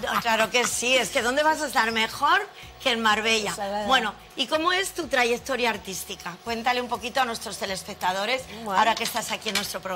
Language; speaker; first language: Spanish; native; Spanish